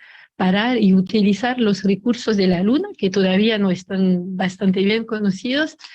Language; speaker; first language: Spanish; non-native, fluent; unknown